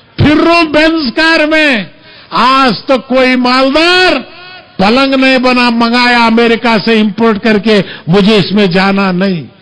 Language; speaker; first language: Urdu; native; Urdu